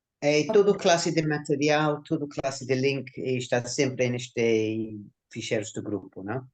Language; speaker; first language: Portuguese; non-native, learner; Spanish